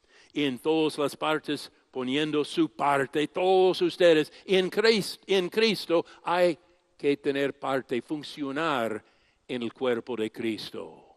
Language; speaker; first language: Spanish; non-native, fluent; English